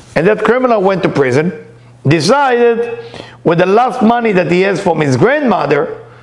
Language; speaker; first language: English; non-native, fluent; Hebrew